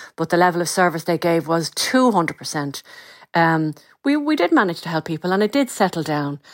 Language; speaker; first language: English; native; English